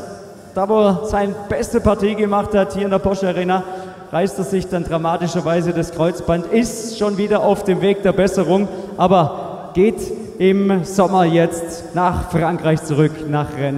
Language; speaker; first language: German; native; German